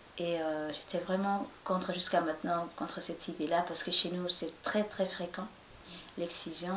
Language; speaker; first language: French; non-native, local second language; Somali